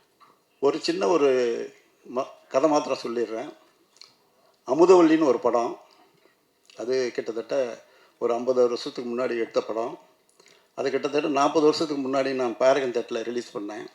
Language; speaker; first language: Tamil; native; Tamil